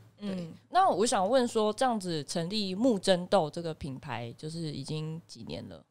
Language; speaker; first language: Chinese; native; Chinese